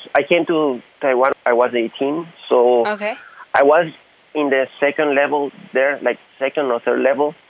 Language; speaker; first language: English; non-native, fluent; Spanish